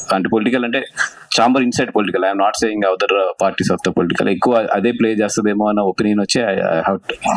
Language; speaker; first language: Telugu; native; Telugu